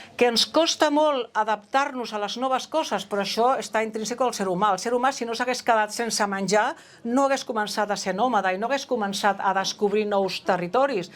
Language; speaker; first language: Catalan; non-native, local second language; Spanish